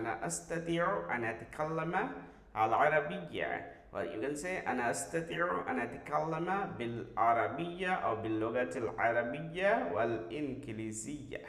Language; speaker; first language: Arabic; non-native, fluent; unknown